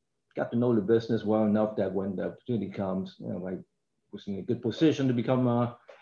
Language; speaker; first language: English; non-native, local second language; Cantonese